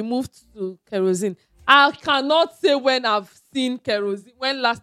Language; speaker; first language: English; non-native, local second language; Yoruba